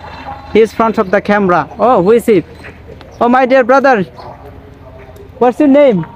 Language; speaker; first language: English; non-native, learner; Bangla